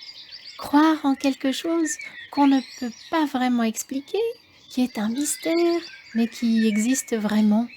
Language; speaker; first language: French; native; French